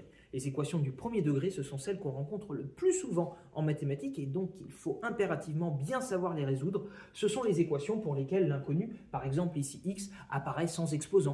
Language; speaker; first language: French; native; French